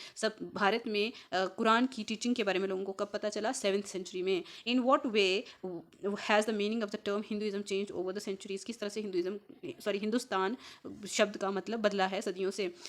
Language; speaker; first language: Hindi; native; Hindi